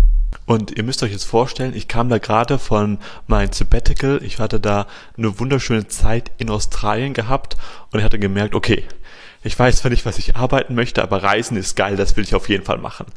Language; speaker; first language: German; native; German